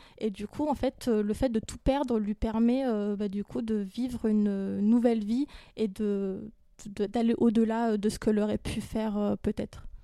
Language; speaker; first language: French; native; French